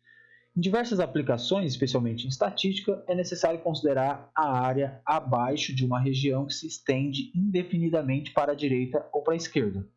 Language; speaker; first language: Portuguese; native; Portuguese